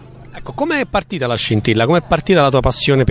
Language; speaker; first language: Italian; native; Italian